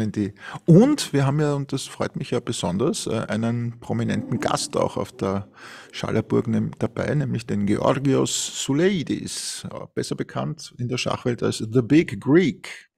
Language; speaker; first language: German; native; German